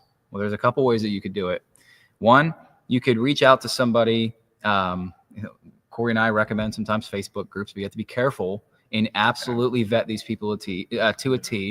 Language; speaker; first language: English; native; English